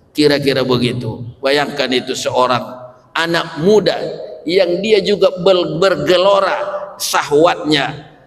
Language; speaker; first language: Malay; non-native, local second language; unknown